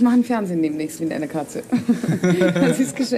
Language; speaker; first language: German; native; German